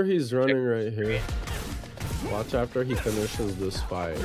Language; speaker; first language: English; native; English